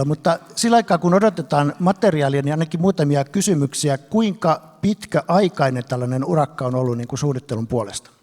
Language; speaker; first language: Finnish; native; Finnish